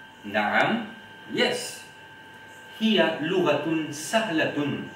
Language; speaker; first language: Arabic; non-native, fluent; Morisyen